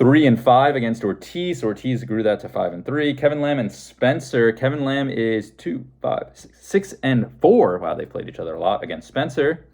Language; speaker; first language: English; native; English